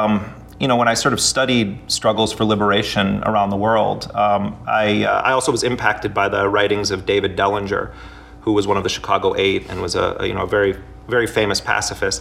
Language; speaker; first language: English; native; English